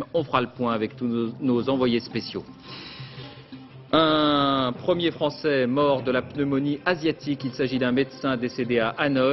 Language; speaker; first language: French; native; French